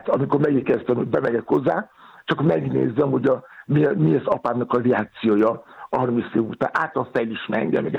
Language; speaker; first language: Hungarian; non-native, fluent; Yoruba